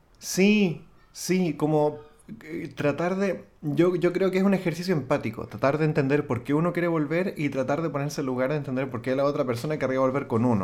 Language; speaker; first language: Spanish; native; Spanish